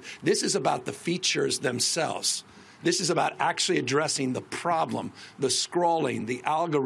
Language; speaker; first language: English; native; English